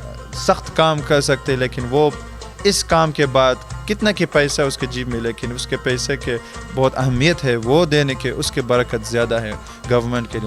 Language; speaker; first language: Hindi; early bilingual, heritage; Hindi